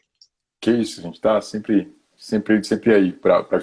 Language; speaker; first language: Portuguese; native; Portuguese